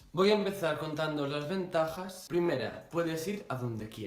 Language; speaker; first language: Spanish; native; Spanish